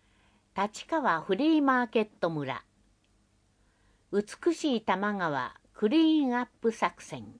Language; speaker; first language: Japanese; native; Japanese